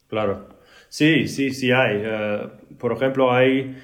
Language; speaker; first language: Spanish; early bilingual, heritage; Spanish